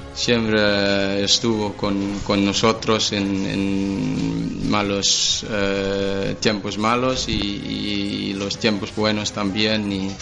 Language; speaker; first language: Spanish; non-native, learner; Danish